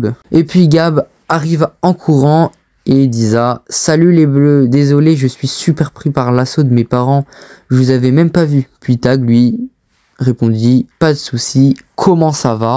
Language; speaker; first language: French; native; French